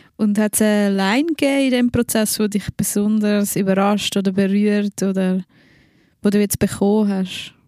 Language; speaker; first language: German; native; German